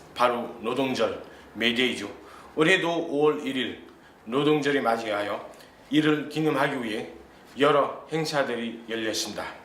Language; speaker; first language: Korean; non-native, fluent; Nepali